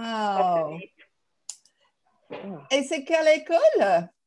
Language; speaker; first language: French; non-native, fluent; English